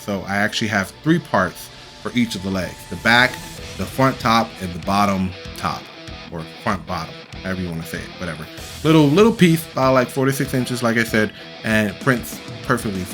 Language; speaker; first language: English; native; English